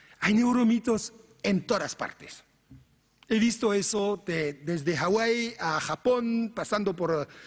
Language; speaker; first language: Spanish; non-native, fluent; French